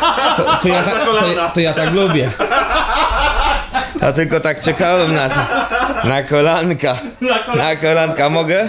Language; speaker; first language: Polish; native; Polish